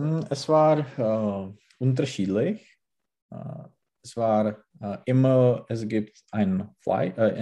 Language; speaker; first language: German; non-native, learner; Czech